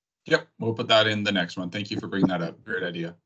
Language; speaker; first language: English; native; English